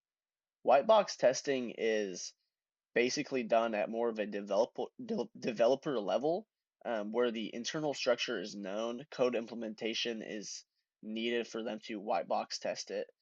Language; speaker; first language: English; native; English